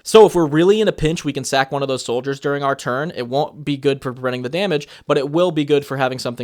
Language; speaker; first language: English; native; English